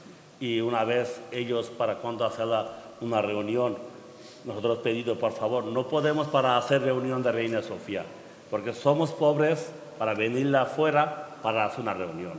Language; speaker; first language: Spanish; non-native, learner; Bangla